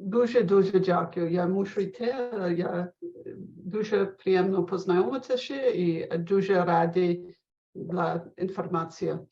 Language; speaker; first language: Ukrainian; non-native, learner; English